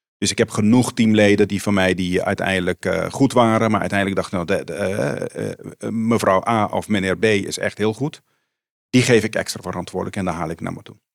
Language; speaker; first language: Dutch; non-native, local second language; Papiamento